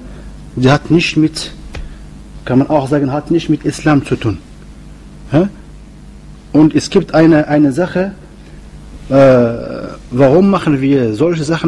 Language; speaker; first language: German; non-native, learner; Arabic